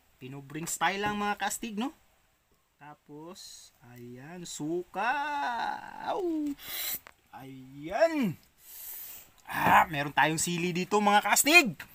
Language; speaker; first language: Filipino; non-native, local second language; Cebuano